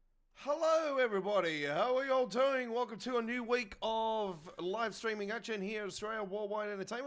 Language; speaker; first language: English; native; English